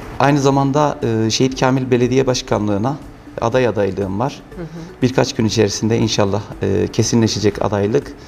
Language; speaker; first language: Turkish; native; Turkish